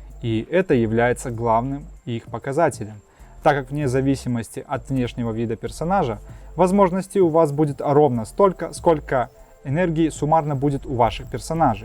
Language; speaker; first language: Russian; native; Russian